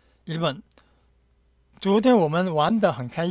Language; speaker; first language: Chinese; non-native, fluent; Korean